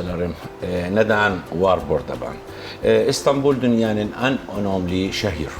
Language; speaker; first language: Turkish; non-native, learner; Arabic